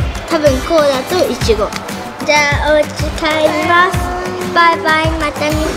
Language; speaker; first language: Japanese; early bilingual, heritage; Japanese